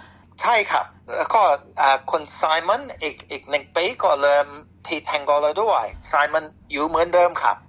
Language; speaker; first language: Thai; non-native, fluent; English